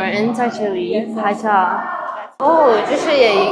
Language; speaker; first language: Chinese; non-native, learner; English